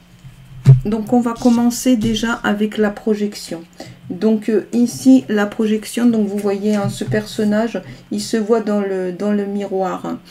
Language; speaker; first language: French; native; French